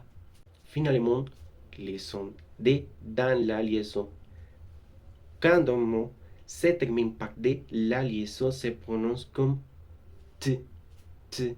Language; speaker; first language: French; non-native, learner; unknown